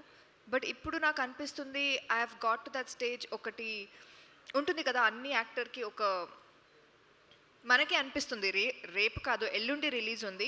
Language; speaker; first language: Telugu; non-native, fluent; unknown